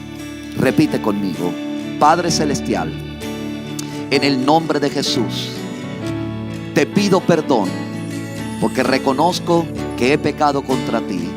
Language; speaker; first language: Spanish; native; Spanish